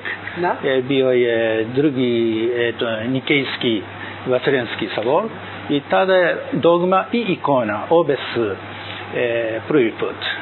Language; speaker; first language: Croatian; non-native, learner; Japanese